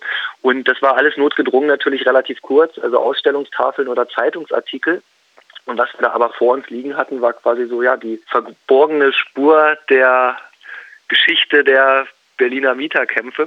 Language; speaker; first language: German; native; German